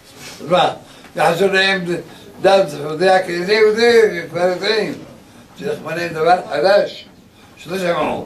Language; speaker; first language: Hebrew; early bilingual, other home language; Arabic